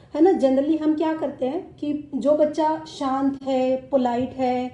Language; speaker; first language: Hindi; non-native, local second language; Marathi